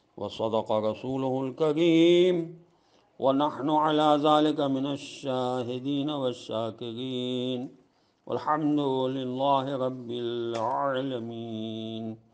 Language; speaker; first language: Arabic; non-native, fluent; Urdu